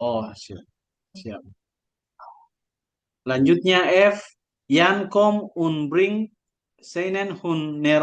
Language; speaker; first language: German; non-native, learner; Indonesian